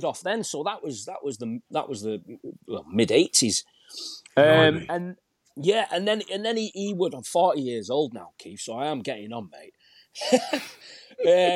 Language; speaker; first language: English; native; English